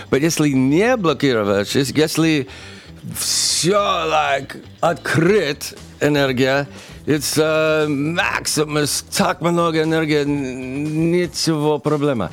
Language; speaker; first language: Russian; non-native, learner; English